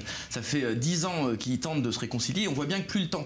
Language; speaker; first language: French; native; French